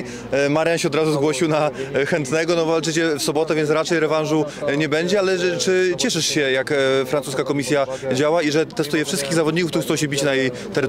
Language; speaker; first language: Polish; native; Polish